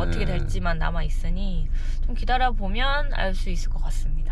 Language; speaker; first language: Korean; native; Korean